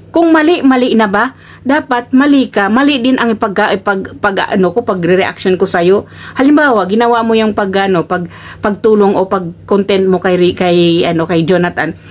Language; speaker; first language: Filipino; non-native, local second language; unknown